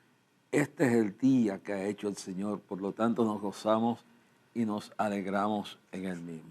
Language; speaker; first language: Spanish; native; Spanish